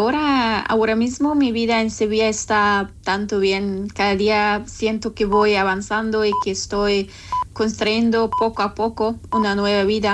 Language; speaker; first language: Spanish; non-native, learner; Persian